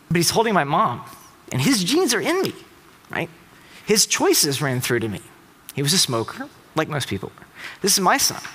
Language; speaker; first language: English; native; English